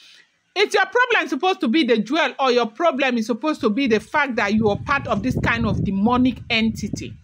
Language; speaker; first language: English; non-native, local second language; Yoruba